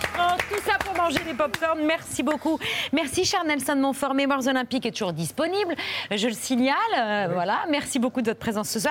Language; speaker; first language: French; native; French